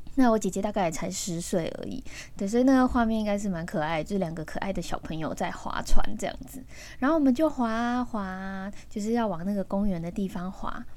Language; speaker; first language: Chinese; early bilingual, heritage; Chinese